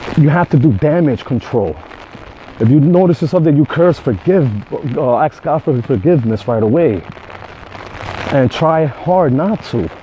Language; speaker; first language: English; native; English